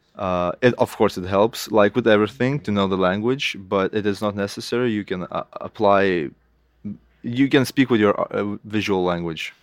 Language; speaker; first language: English; non-native, fluent; Lithuanian